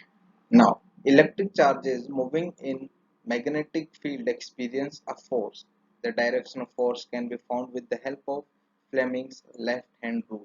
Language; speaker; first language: English; non-native, local second language; Hindi